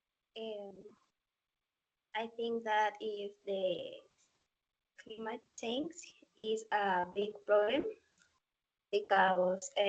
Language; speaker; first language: English; non-native, learner; Spanish